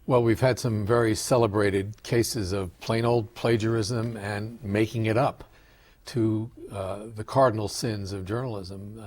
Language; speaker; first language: English; native; English